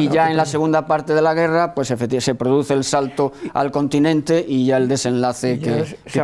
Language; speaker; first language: Spanish; native; Spanish